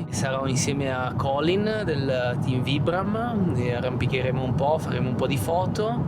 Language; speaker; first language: Italian; native; Italian